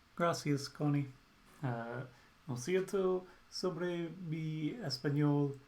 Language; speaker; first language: Spanish; non-native, learner; English